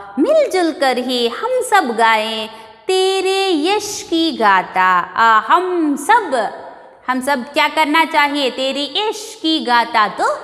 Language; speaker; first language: Hindi; non-native, local second language; Kannada